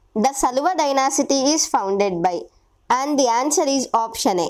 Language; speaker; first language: English; non-native, local second language; Telugu